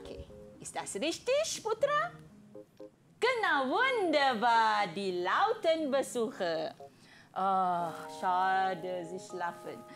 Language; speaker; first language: German; non-native, fluent; Malay